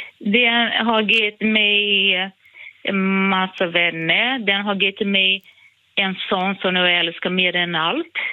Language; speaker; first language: Swedish; non-native, fluent; Portuguese